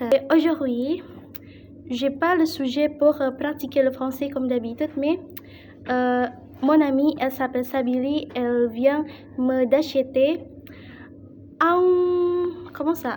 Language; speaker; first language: French; non-native, learner; Indonesian